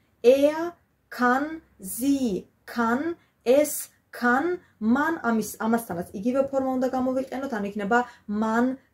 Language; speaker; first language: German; non-native, fluent; Georgian